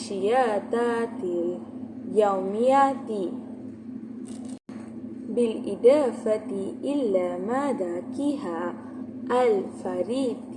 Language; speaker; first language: Arabic; non-native, learner; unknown